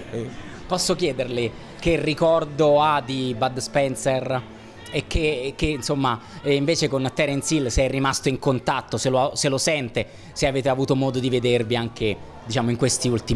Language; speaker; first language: Italian; native; Italian